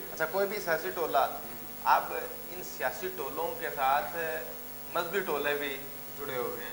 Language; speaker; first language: Urdu; non-native, local second language; Punjabi